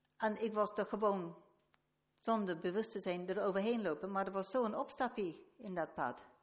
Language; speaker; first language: Dutch; non-native, fluent; English